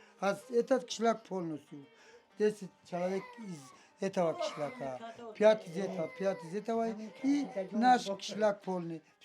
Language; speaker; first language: Russian; non-native, learner; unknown